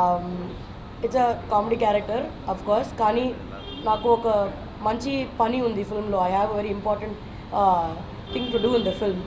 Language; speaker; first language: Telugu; non-native, fluent; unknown